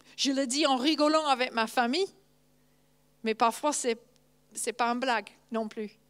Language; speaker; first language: French; non-native, fluent; English